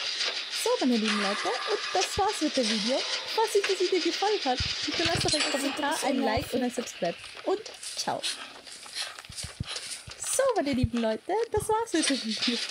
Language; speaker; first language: German; native; German